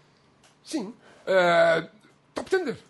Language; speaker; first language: Portuguese; native; Portuguese